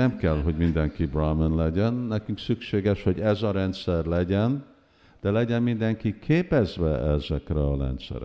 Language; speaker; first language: Hungarian; early bilingual, heritage; Hungarian